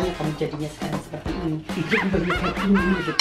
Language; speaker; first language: Indonesian; native; Indonesian